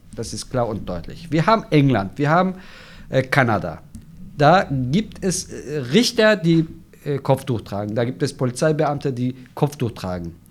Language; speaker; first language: German; non-native, fluent; Turkish